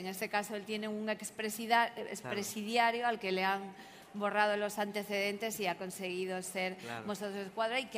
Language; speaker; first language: Spanish; native; Spanish